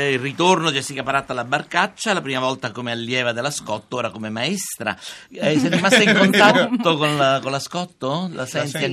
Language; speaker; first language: Italian; native; Italian